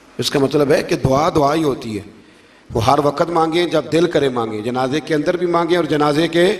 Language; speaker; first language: Urdu; non-native, local second language; Punjabi